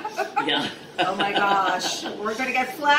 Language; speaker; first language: English; native; English